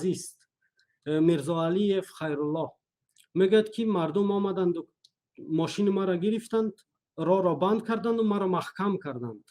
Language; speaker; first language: Persian; non-native, local second language; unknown